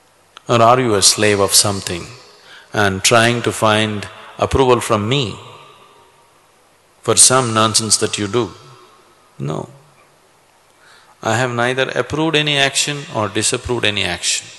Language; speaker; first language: English; non-native, local second language; Kannada